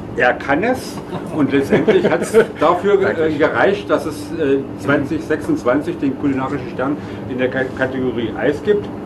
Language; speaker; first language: German; native; German